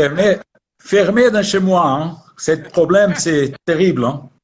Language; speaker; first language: French; non-native, learner; Portuguese